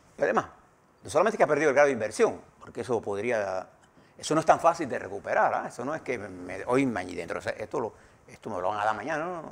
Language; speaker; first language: Spanish; native; Spanish